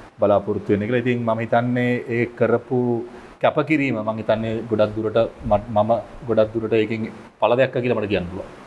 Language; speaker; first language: Sinhala; non-native, local second language; Tamil